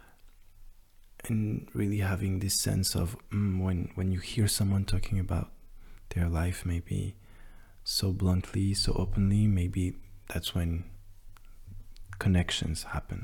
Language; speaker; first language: English; non-native, fluent; French